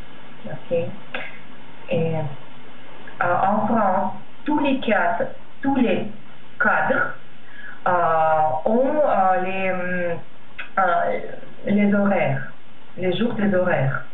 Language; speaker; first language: French; non-native, learner; Russian